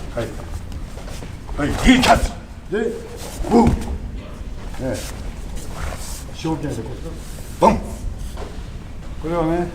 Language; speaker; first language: Japanese; native; Japanese